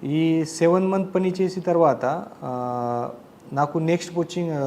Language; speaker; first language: Telugu; non-native, learner; Marathi